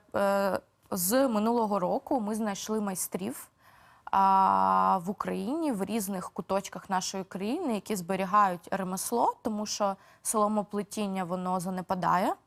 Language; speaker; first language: Ukrainian; native; Ukrainian